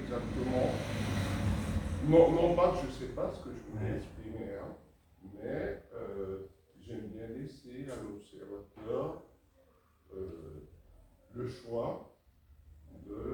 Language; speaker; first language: French; native; French